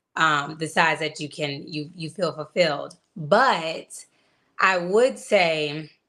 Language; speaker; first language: English; native; English